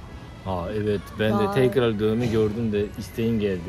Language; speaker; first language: Turkish; non-native, learner; Japanese